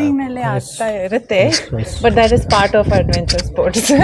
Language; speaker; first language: Kannada; early bilingual, heritage; Kannada